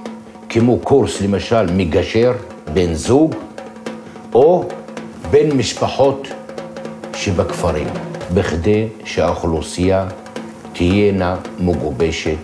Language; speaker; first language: Hebrew; non-native, local second language; Adyghe